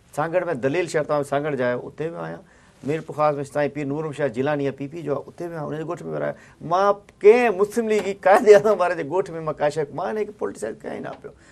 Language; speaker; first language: Sindhi; native; Sindhi